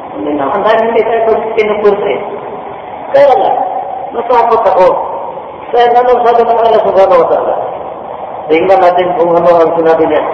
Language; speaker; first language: Filipino; non-native, local second language; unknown